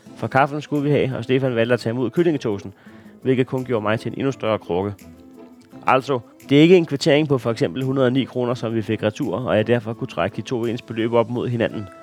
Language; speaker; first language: Danish; native; Danish